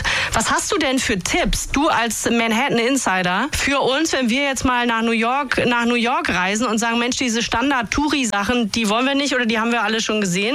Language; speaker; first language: German; native; German